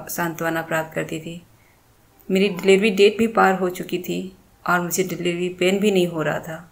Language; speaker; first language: Hindi; native; Hindi